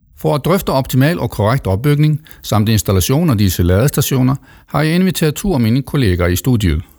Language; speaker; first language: Danish; non-native, local second language; Faroese